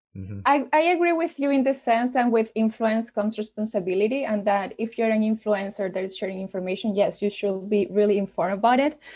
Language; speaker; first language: English; non-native, fluent; Spanish